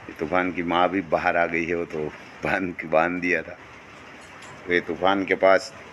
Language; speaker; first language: Hindi; non-native, local second language; Gujarati